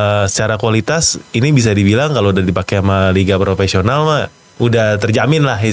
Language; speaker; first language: Indonesian; native; Indonesian